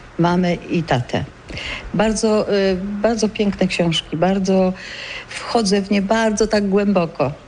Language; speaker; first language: Polish; early bilingual, other home language; Greek